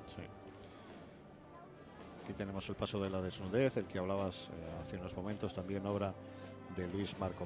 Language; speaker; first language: Spanish; native; Spanish